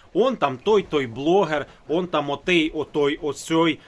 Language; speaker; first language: Russian; non-native, local second language; Ukrainian